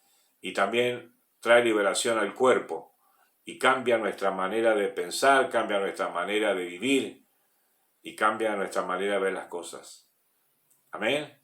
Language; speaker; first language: Spanish; native; Spanish